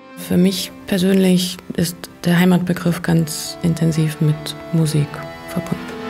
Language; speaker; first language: German; early bilingual, other home language; Hungarian